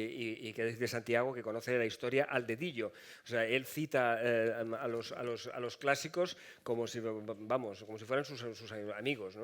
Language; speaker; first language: Spanish; native; Spanish